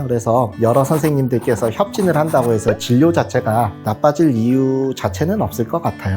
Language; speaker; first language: Korean; native; Korean